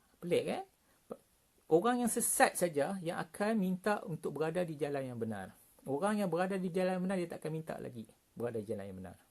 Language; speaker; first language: Malay; native; Malay